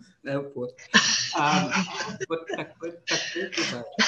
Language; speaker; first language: Russian; native; Russian